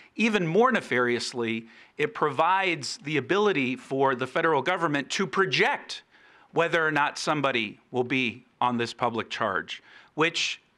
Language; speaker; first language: English; early bilingual, other home language; Spanish